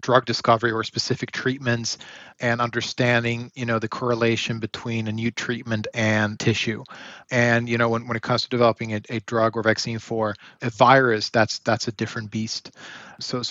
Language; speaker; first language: English; native; English